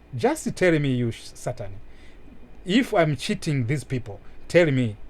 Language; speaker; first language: English; non-native, local second language; Swahili